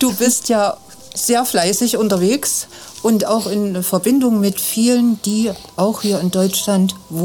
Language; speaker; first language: German; native; German